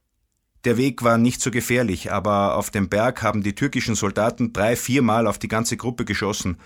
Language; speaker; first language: German; non-native, fluent; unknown